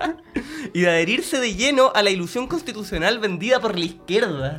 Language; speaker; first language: Spanish; native; Spanish